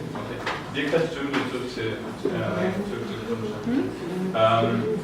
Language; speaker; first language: Turkish; non-native, learner; German